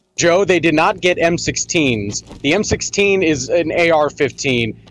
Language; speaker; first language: English; native; English